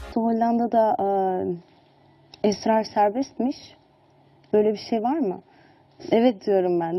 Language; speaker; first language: Turkish; early bilingual, heritage; Turkish